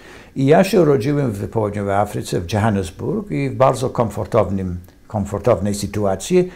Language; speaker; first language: Polish; non-native, fluent; English